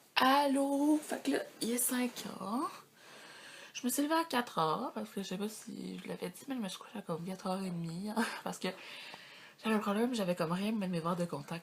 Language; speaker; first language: French; native; French